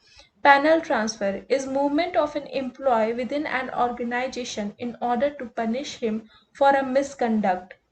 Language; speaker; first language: English; non-native, local second language; Hindi